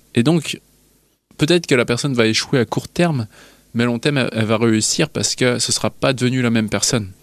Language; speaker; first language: French; native; French